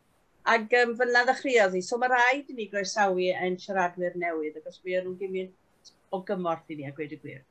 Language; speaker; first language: Welsh; native; Welsh